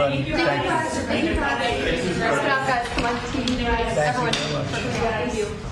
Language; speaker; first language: English; native; English